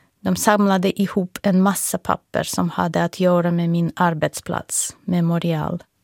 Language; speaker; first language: Swedish; non-native, fluent; Russian